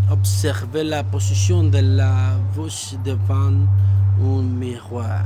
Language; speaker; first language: French; non-native, learner; Spanish